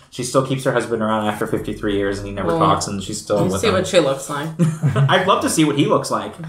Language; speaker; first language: English; native; English